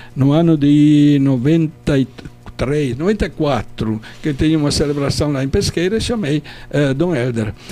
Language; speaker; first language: Portuguese; non-native, fluent; Italian